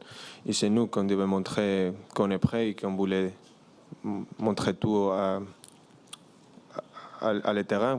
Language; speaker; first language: French; non-native, learner; Spanish